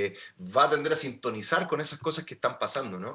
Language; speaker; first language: Spanish; native; Spanish